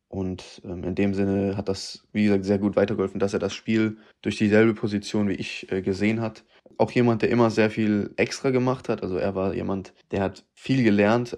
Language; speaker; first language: German; native; German